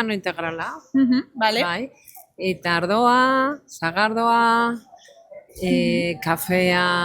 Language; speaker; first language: Basque; non-native, learner; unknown